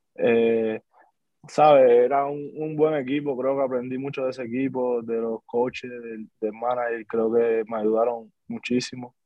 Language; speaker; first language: Spanish; native; Spanish